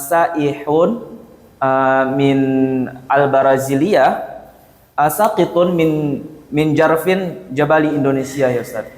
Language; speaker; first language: Arabic; non-native, learner; Indonesian